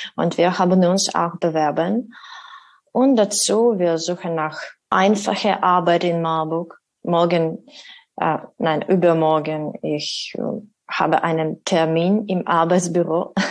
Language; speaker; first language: German; non-native, learner; Ukrainian